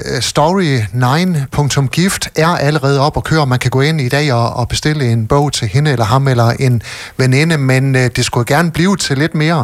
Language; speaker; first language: Danish; native; Danish